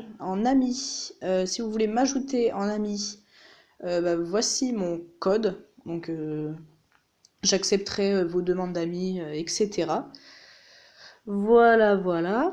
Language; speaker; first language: French; native; French